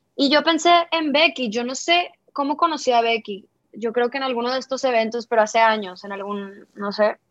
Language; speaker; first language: Spanish; native; Spanish